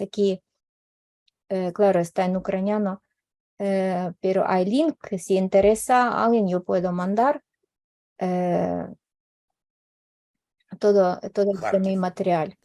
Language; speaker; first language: Spanish; non-native, fluent; Ukrainian